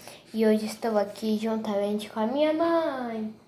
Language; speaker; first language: Portuguese; native; Portuguese